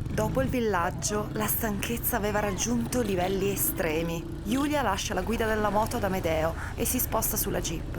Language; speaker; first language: Italian; native; Italian